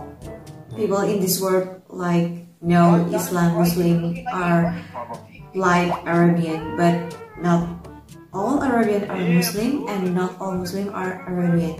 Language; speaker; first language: English; non-native, learner; Indonesian